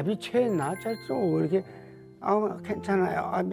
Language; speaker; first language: Korean; native; Korean